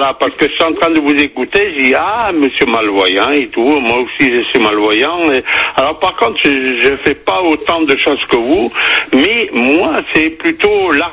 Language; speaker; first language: French; native; French